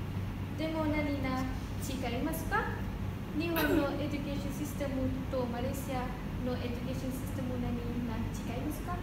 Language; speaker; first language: Japanese; non-native, learner; Malay